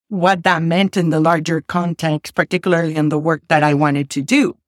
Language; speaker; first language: English; non-native, fluent; Spanish